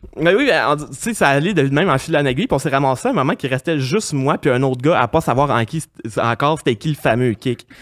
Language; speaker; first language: French; native; French